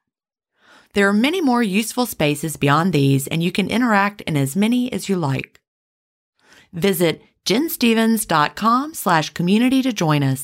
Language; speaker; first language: English; native; English